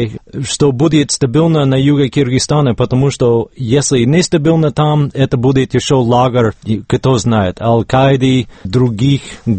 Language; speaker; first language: Russian; non-native, fluent; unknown